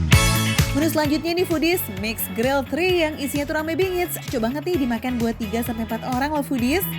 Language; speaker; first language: Indonesian; native; Indonesian